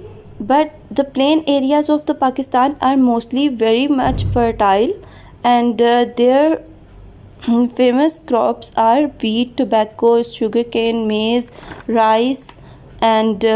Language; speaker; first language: English; non-native, local second language; Urdu